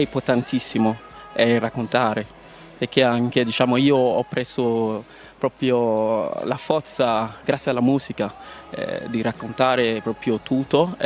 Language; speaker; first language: Italian; non-native, learner; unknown